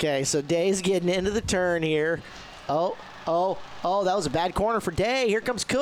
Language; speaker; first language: English; native; English